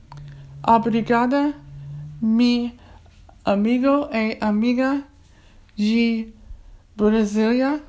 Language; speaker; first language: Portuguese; non-native, learner; English